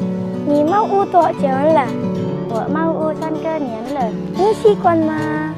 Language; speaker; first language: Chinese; non-native, learner; Indonesian